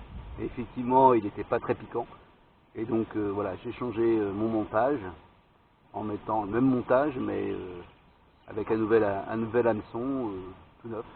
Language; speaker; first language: French; native; French